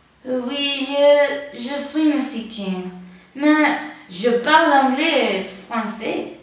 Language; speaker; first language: French; non-native, learner; Spanish